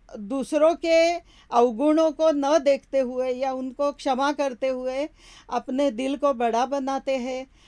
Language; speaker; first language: Hindi; non-native, local second language; Marathi